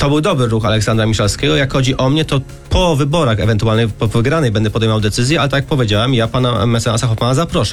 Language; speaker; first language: Polish; native; Polish